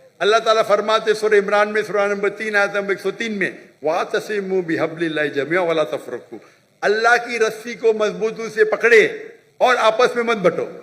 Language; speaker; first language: Hindi; non-native, local second language; Konkani